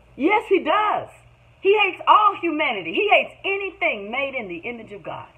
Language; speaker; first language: English; native; English